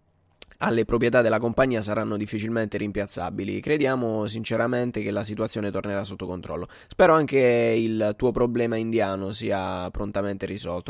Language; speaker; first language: Italian; native; Italian